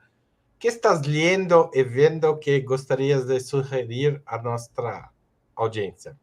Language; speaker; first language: Spanish; non-native, fluent; Portuguese